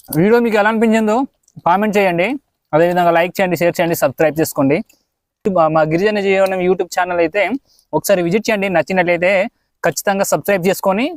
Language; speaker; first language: Telugu; native; Telugu